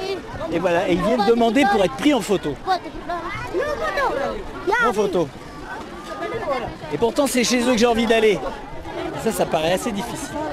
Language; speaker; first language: French; native; French